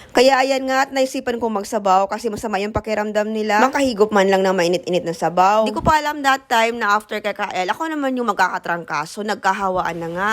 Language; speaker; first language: Filipino; non-native, local second language; Cebuano